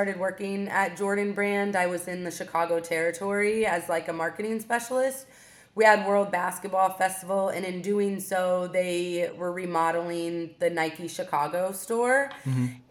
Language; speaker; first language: English; native; English